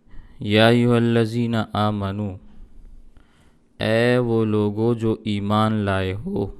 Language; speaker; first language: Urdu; native; Urdu